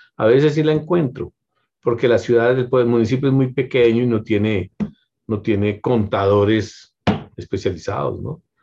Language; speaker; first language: Spanish; native; Spanish